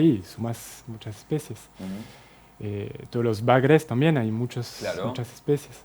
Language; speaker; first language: Spanish; non-native, fluent; French